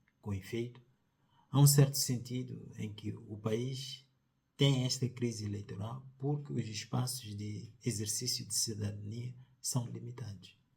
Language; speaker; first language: Portuguese; non-native, local second language; Tsonga